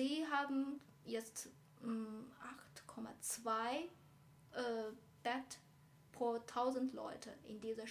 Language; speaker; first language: German; non-native, learner; Chinese